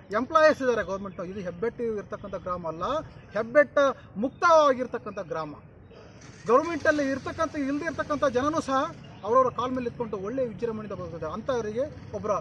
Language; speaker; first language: Kannada; native; Kannada